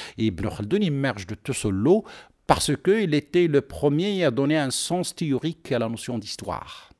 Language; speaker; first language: French; non-native, local second language; Arabic